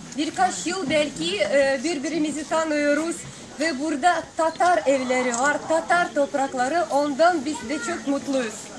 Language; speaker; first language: Turkish; non-native, learner; Lithuanian